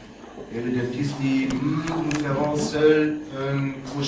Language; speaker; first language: French; non-native, learner; German